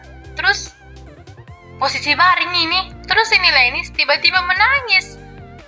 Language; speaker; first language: Indonesian; native; Indonesian